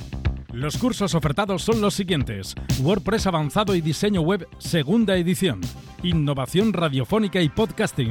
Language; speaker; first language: Spanish; native; Spanish